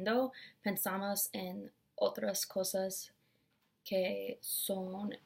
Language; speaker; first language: Spanish; non-native, learner; English